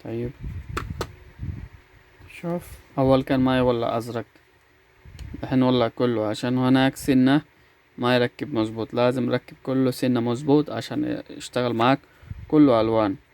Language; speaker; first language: Arabic; non-native, learner; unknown